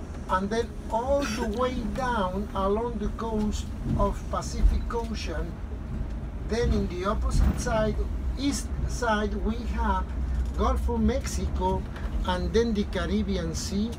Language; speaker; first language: English; non-native, fluent; Spanish